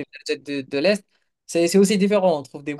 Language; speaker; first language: French; non-native, local second language; Kabyle